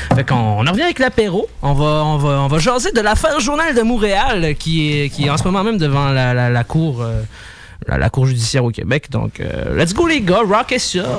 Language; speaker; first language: French; native; French